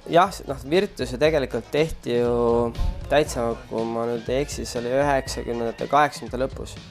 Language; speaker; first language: Estonian; native; Estonian